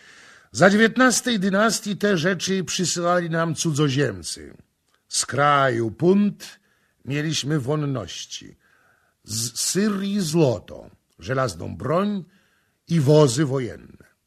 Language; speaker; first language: Polish; native; Polish